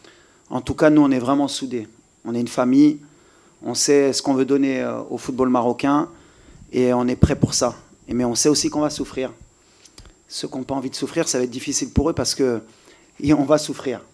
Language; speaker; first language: French; native; French